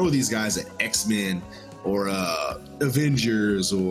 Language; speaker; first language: English; native; English